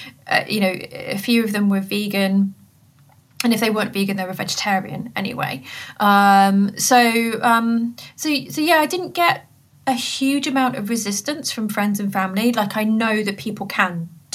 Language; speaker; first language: English; native; English